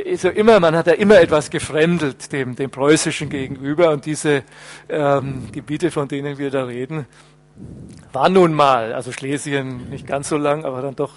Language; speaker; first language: German; native; German